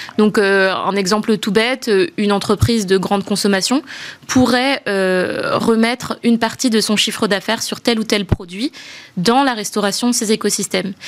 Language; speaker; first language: French; non-native, local second language; Malagasy